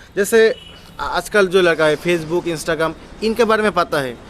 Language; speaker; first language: Hindi; non-native, local second language; Bangla